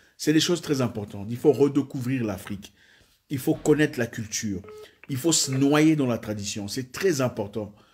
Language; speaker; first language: French; non-native, local second language; Swahili